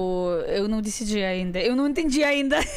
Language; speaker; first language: Portuguese; non-native, fluent; Russian